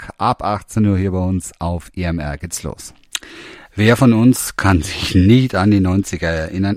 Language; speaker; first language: German; native; German